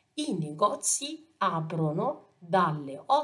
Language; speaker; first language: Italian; non-native, fluent; Arabic